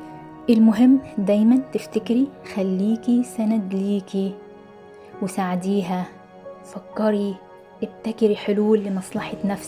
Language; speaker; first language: Arabic; native; Arabic